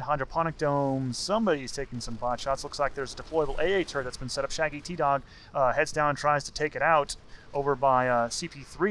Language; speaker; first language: English; native; English